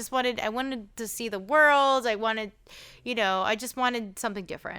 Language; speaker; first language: English; native; English